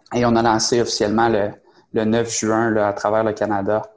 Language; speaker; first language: French; native; French